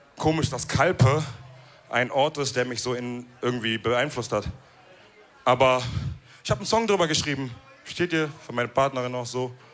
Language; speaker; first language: German; early bilingual, other home language; Wolof